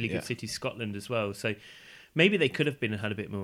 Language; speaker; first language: English; native; English